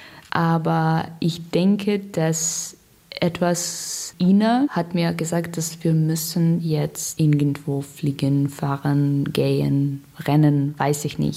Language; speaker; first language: German; non-native, learner; Russian